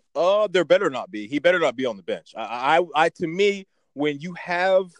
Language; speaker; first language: English; native; English